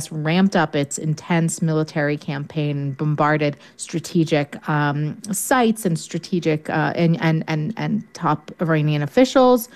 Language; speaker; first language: English; native; English